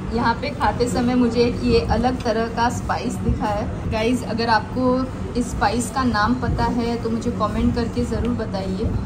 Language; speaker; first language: Hindi; native; Hindi